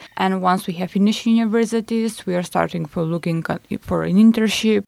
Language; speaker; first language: English; non-native, fluent; Macedonian